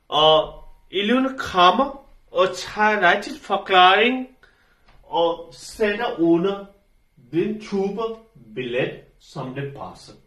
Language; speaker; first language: Danish; non-native, learner; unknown